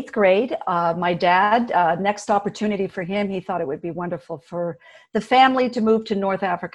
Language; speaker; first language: English; early bilingual, other home language; French